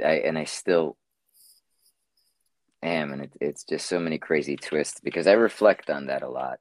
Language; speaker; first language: English; native; English